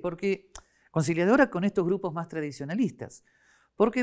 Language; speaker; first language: Spanish; native; Spanish